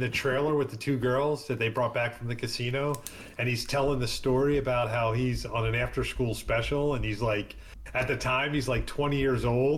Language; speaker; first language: English; native; English